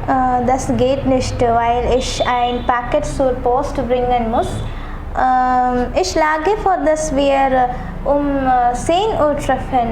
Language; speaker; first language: German; non-native, learner; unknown